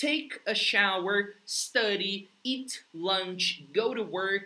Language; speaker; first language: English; non-native, fluent; Portuguese